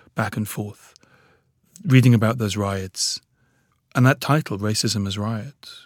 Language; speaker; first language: English; native; English